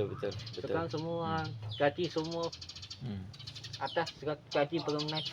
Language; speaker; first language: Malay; non-native, local second language; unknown